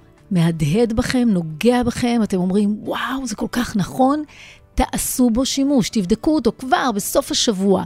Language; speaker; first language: Hebrew; native; Hebrew